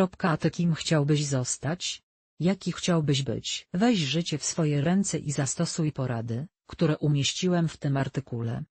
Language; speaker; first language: Polish; native; Polish